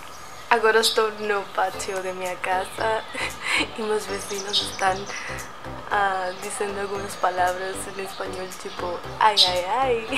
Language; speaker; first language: Portuguese; non-native, learner; Spanish